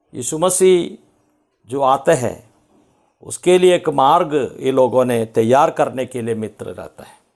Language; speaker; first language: Hindi; non-native, local second language; Malayalam